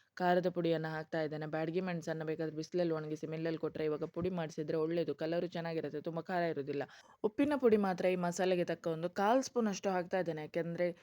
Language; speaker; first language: Kannada; non-native, local second language; Tulu